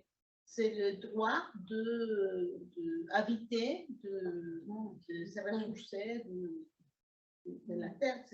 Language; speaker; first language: French; non-native, learner; Spanish